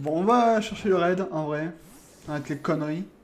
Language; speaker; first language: French; native; French